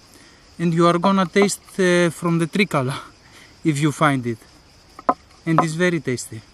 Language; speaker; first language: English; non-native, learner; Greek